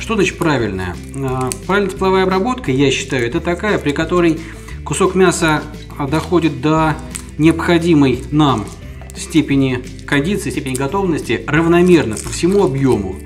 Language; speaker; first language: Russian; native; Russian